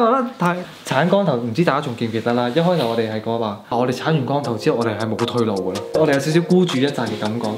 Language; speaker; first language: Chinese; native; Chinese